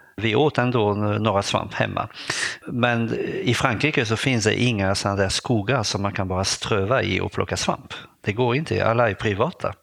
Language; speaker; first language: Swedish; non-native, fluent; French